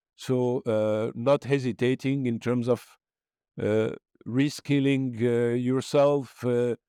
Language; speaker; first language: English; non-native, fluent; Arabic